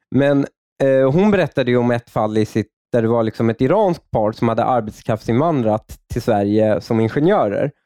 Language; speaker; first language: Swedish; native; Swedish